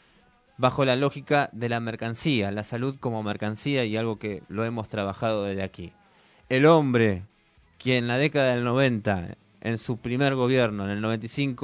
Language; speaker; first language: Spanish; native; Spanish